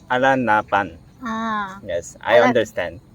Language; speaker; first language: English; non-native, learner; Korean